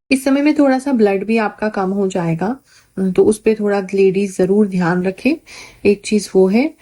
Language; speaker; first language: Hindi; native; Hindi